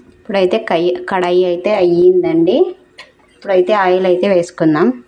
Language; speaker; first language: Telugu; non-native, local second language; Urdu